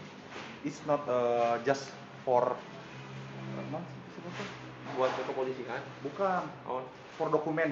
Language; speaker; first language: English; non-native, learner; Indonesian